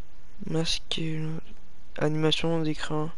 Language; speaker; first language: French; native; French